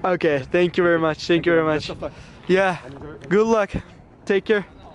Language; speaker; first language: English; non-native, learner; Turkish